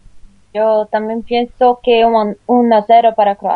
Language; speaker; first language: Spanish; non-native, learner; Portuguese